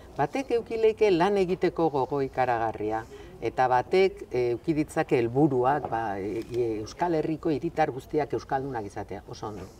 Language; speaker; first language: Basque; native; Basque